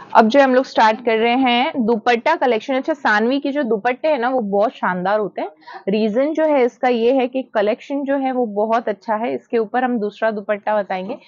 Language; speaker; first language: Hindi; non-native, local second language; Gujarati